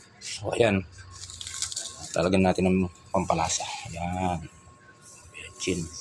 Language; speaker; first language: Filipino; non-native, local second language; Pampanga